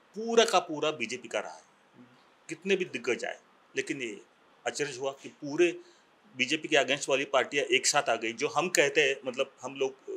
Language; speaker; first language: Hindi; non-native, local second language; Marathi